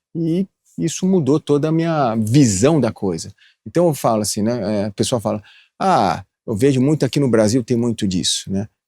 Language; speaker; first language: Portuguese; early bilingual, other home language; Japanese